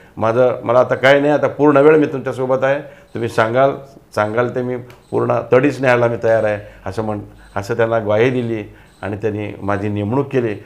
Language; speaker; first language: Marathi; non-native, local second language; Telugu